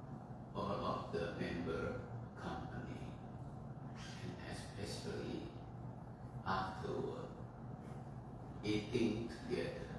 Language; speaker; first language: English; non-native, fluent; Indonesian